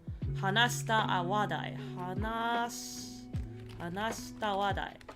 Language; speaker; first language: Japanese; non-native, learner; English